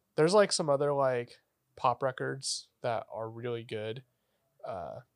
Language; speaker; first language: English; native; English